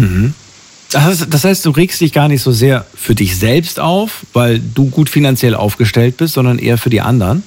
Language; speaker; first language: German; native; German